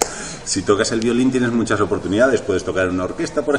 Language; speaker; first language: Spanish; native; Spanish